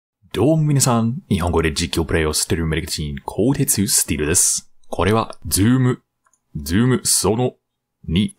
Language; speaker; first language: Japanese; non-native, fluent; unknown